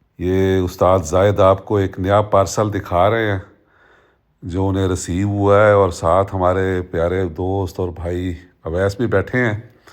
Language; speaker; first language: Urdu; non-native, local second language; Punjabi